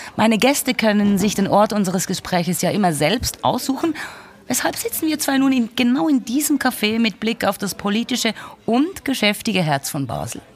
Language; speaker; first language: German; native; German